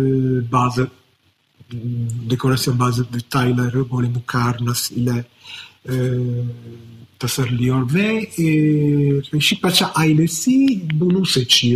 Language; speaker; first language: Turkish; non-native, fluent; Italian